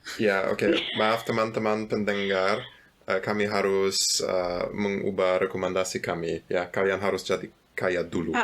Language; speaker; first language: Indonesian; non-native, fluent; German